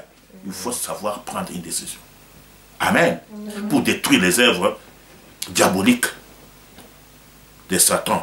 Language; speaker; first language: French; non-native, local second language; Lingala